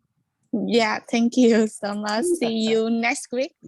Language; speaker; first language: English; non-native, learner; Vietnamese